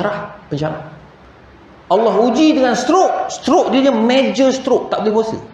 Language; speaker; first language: Malay; native; Malay